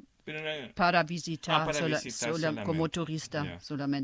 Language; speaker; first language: Spanish; non-native, fluent; German